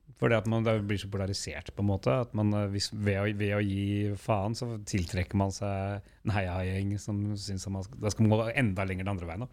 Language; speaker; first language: Norwegian; native; Norwegian